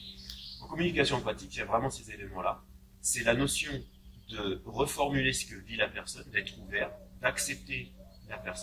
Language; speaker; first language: French; native; French